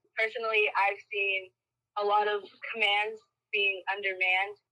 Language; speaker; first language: English; early bilingual, other home language; Spanish